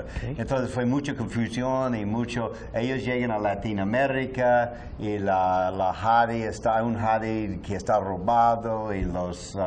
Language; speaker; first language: Spanish; non-native, learner; English